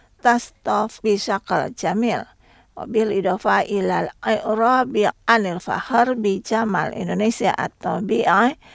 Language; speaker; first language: Arabic; non-native, fluent; Indonesian